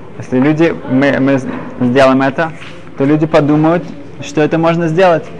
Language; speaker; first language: Russian; early bilingual, other home language; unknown